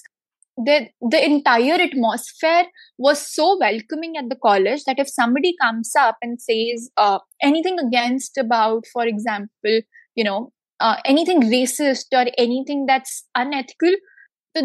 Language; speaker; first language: English; non-native, local second language; Hindi